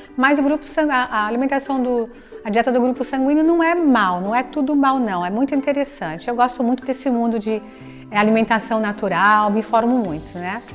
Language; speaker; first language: Portuguese; native; Portuguese